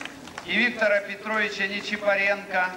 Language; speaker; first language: Russian; native; Russian